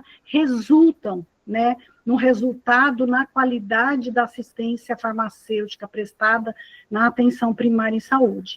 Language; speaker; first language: Portuguese; native; Portuguese